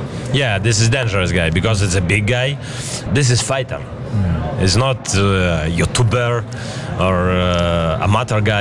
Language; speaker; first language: English; non-native, learner; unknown